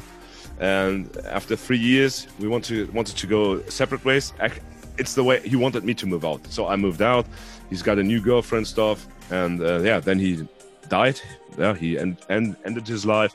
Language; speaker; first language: English; non-native, fluent; Hungarian